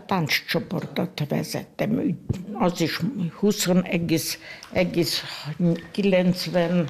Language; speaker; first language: Hungarian; non-native, local second language; German